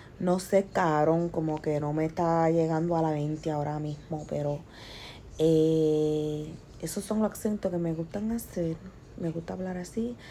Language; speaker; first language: Spanish; early bilingual, heritage; Spanish